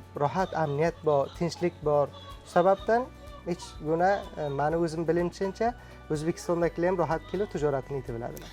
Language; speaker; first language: Uzbek; native; Uzbek